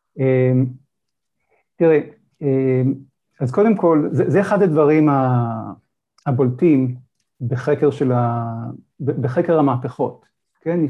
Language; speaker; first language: Hebrew; native; Hebrew